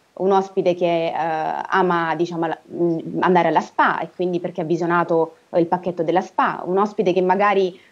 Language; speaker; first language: Italian; native; Italian